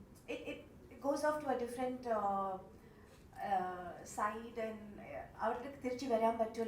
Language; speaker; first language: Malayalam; non-native, local second language; Tamil